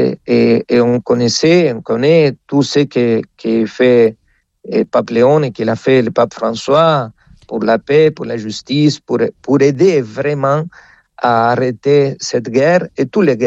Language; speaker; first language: French; non-native, fluent; Spanish